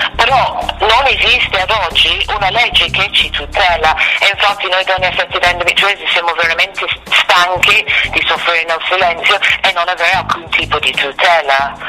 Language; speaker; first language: Italian; non-native, fluent; English